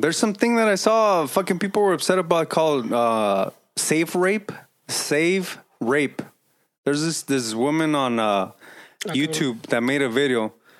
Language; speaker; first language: English; early bilingual, other home language; Spanish